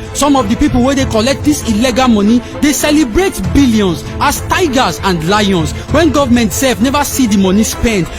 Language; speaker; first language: Nigerian Pidgin; native; Nigerian Pidgin